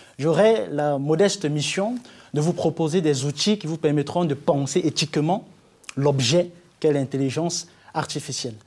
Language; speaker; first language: French; native; French